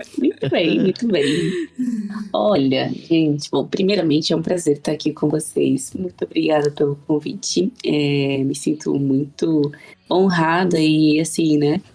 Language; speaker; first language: Portuguese; native; Portuguese